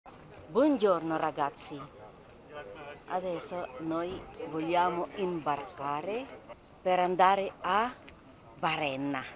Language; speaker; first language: Italian; non-native, learner; Filipino